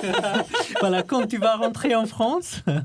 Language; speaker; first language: French; non-native, fluent; Albanian